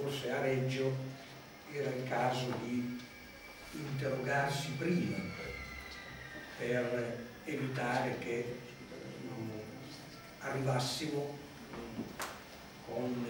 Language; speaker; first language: Italian; native; Italian